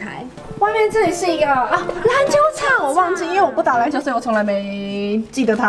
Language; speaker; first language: Chinese; native; Chinese